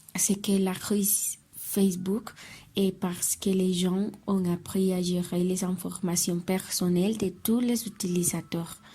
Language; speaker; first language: French; non-native, learner; Spanish